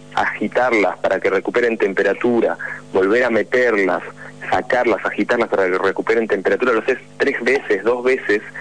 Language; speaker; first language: Spanish; native; Spanish